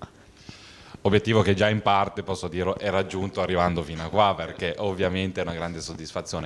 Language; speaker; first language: Italian; native; Italian